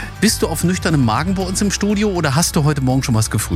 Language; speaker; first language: German; native; German